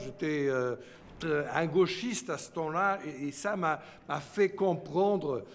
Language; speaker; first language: French; non-native, fluent; Portuguese